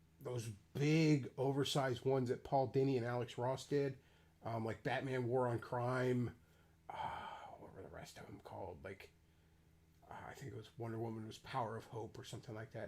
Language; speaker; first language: English; native; English